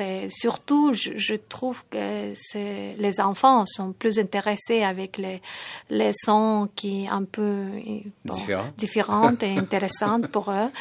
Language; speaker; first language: French; non-native, fluent; Tajik